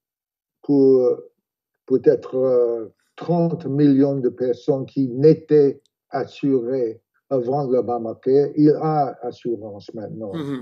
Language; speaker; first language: French; non-native, fluent; English